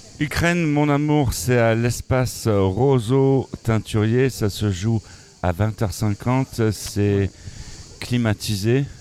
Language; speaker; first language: French; native; French